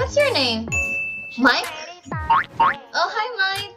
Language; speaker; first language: English; non-native, learner; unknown